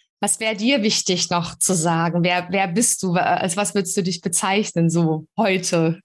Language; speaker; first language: German; early bilingual, other home language; Czech